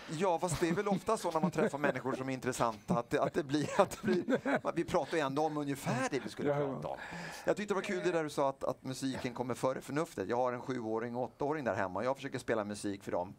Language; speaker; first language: Swedish; native; Swedish